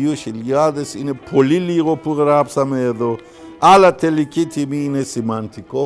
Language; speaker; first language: Greek; non-native, learner; Persian